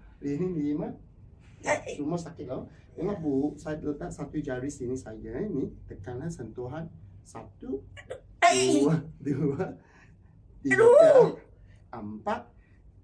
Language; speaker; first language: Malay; non-native, local second language; Cantonese